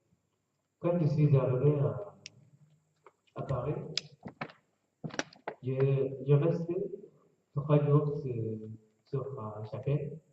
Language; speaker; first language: French; non-native, learner; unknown